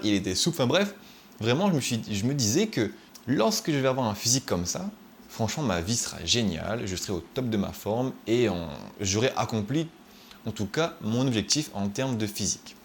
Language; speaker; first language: French; native; French